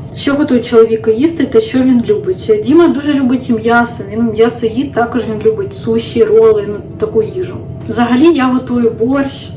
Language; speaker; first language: Ukrainian; non-native, local second language; Russian